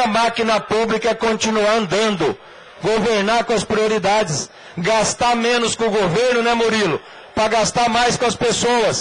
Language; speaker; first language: Portuguese; native; Portuguese